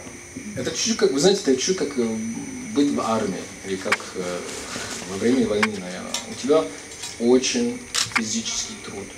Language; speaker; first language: Russian; non-native, fluent; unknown